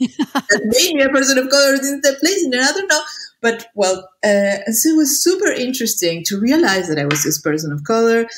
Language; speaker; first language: English; non-native, fluent; Spanish